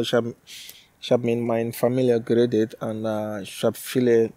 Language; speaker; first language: German; non-native, learner; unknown